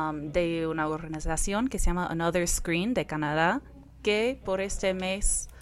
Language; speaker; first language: Spanish; non-native, fluent; English